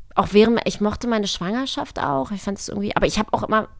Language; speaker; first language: German; native; German